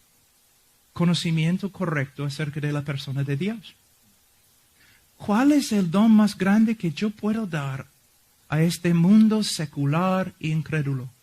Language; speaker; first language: Spanish; non-native, fluent; English